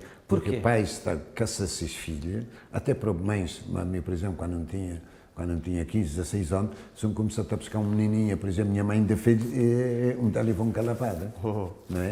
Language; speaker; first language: Portuguese; non-native, local second language; Kabuverdianu